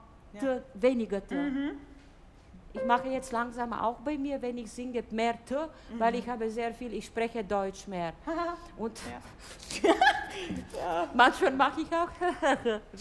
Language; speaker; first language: German; non-native, fluent; Bulgarian